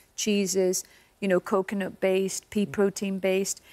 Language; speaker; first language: English; native; English